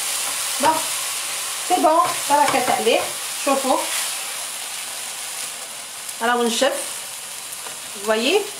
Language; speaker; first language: Arabic; native; Arabic